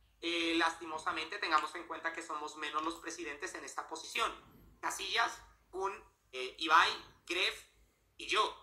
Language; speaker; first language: Spanish; native; Spanish